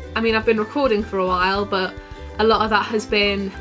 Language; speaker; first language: English; native; English